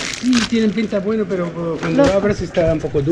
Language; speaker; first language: Spanish; native; Spanish